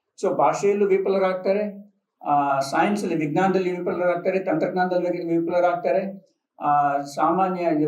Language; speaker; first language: Kannada; non-native, local second language; Telugu